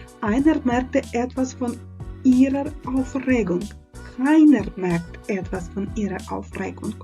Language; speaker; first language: German; non-native, fluent; Ukrainian